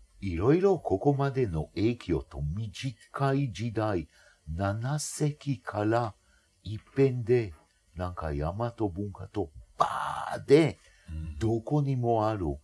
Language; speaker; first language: Japanese; non-native, fluent; Hebrew